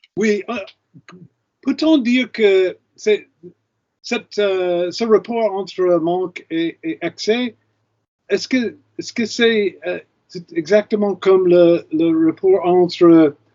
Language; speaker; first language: French; non-native, fluent; English